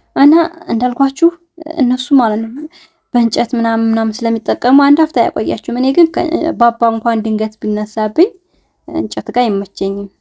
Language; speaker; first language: Amharic; native; Amharic